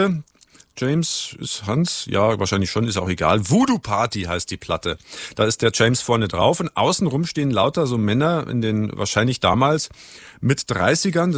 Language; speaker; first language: German; native; German